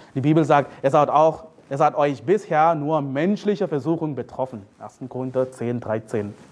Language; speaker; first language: German; non-native, fluent; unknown